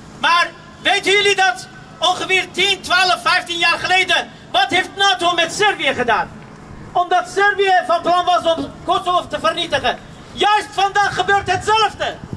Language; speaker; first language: Dutch; non-native, fluent; Armenian